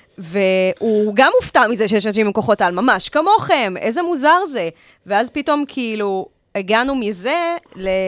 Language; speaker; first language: Hebrew; native; Hebrew